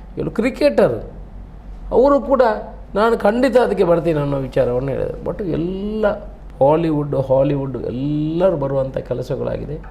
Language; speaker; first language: Kannada; non-native, local second language; Tulu